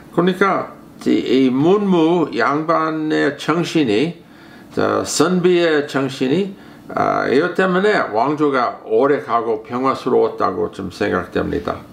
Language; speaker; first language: Korean; non-native, fluent; English